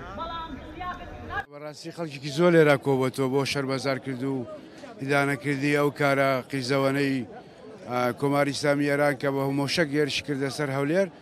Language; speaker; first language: Central Kurdish; native; Central Kurdish